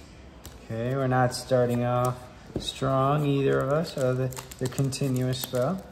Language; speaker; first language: English; native; English